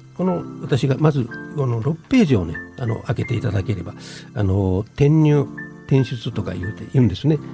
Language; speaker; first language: Japanese; native; Japanese